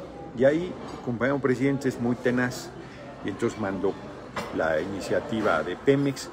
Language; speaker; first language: Spanish; native; Spanish